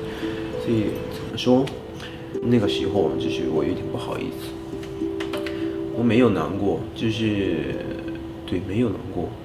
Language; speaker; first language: Chinese; non-native, learner; Japanese